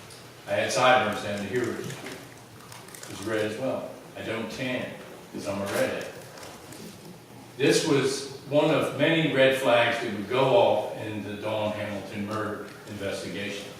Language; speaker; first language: English; native; English